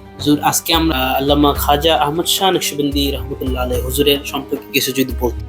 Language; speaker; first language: Bangla; native; Bangla